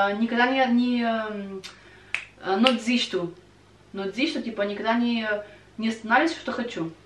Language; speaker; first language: Portuguese; early bilingual, other home language; Russian